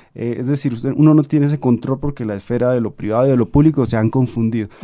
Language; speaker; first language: Spanish; native; Spanish